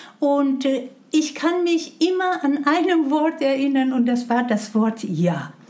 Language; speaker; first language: German; non-native, fluent; Persian